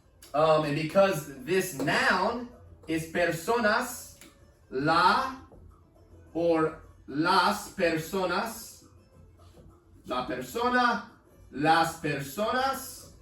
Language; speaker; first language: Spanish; non-native, learner; English